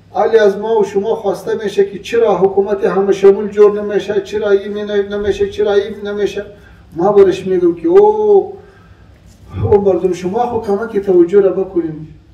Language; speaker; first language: Persian; non-native, local second language; Pashto